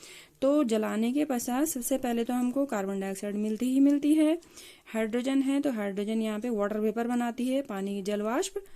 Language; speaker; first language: Hindi; native; Hindi